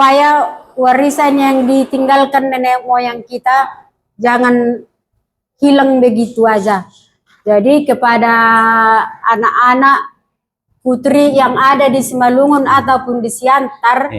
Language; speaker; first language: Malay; non-native, local second language; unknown